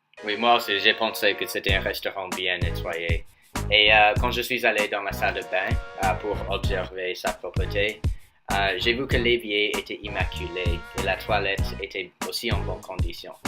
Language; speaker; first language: French; non-native, fluent; English